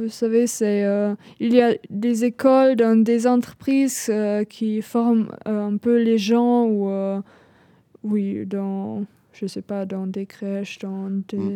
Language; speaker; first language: French; non-native, fluent; German